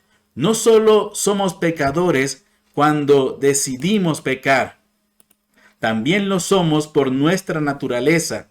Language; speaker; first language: Spanish; non-native, fluent; English